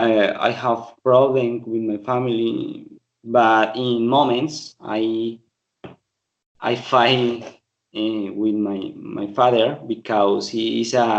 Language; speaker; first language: English; non-native, learner; Spanish